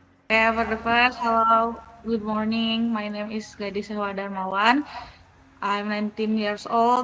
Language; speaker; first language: English; non-native, learner; Indonesian